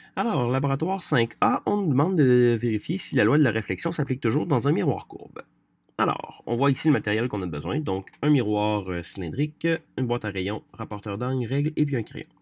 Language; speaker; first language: French; native; French